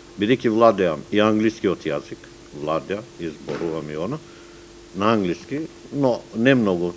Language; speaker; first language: Macedonian; non-native, local second language; Turkish